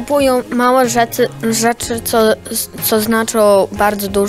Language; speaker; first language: Polish; early bilingual, heritage; Polish